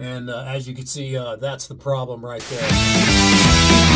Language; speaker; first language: English; native; English